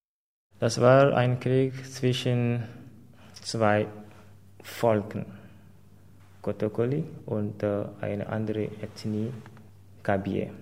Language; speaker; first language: German; non-native, fluent; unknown